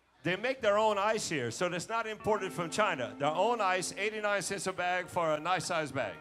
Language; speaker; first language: English; native; English